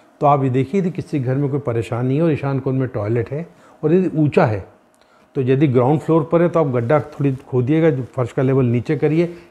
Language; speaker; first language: Hindi; native; Hindi